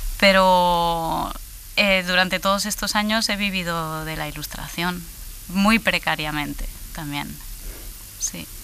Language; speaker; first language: Spanish; native; Spanish